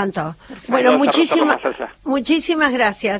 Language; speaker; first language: Spanish; native; Spanish